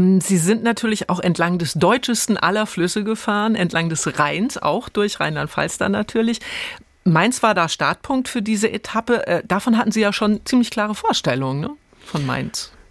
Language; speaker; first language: German; native; German